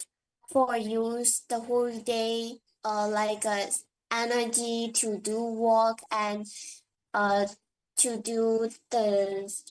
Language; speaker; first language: English; non-native, learner; Indonesian